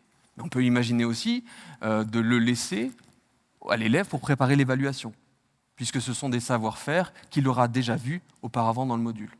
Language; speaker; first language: French; native; French